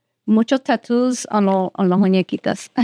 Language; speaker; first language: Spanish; early bilingual, heritage; Spanish